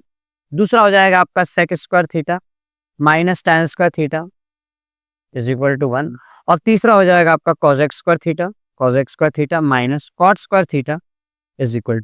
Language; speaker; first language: Hindi; non-native, local second language; Gujarati